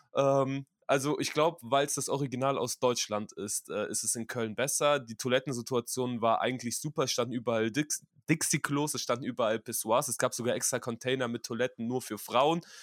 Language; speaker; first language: German; early bilingual, other home language; Russian